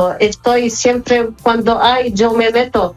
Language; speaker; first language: Spanish; non-native, fluent; Arabic